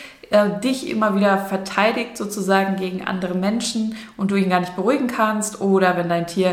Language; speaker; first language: German; native; German